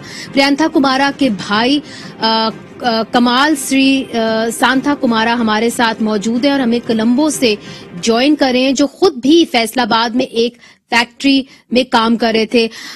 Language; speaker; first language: Urdu; native; Urdu